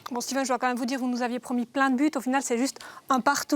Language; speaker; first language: French; native; French